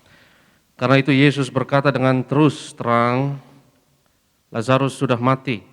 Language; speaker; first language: Indonesian; native; Indonesian